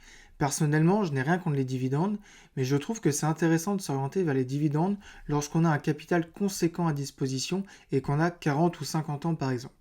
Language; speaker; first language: French; native; French